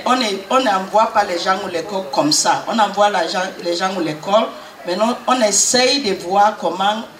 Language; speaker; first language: French; non-native, learner; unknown